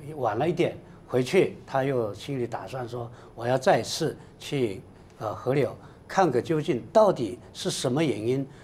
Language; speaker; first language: Chinese; native; Chinese